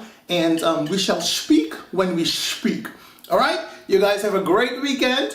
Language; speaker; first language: English; non-native, fluent; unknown